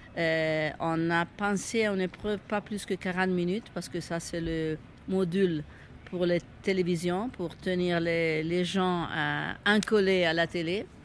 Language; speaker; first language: French; non-native, fluent; Italian